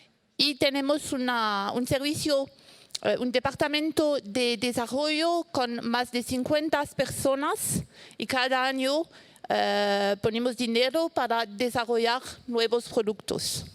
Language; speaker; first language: Spanish; non-native, fluent; French